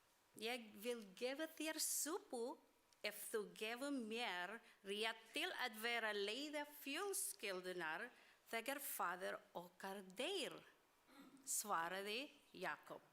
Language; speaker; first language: Icelandic; non-native, learner; Swedish